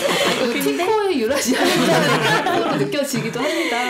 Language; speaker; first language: Korean; native; Korean